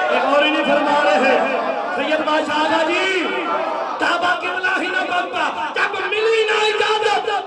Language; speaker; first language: Urdu; non-native, local second language; Punjabi